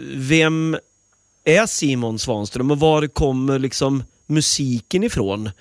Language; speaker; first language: Swedish; native; Swedish